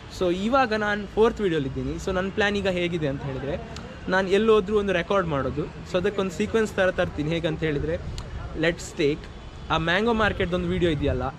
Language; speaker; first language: Kannada; non-native, local second language; Konkani